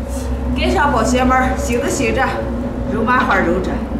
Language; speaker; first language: Chinese; native; Chinese